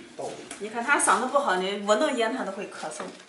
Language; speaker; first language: Chinese; native; Chinese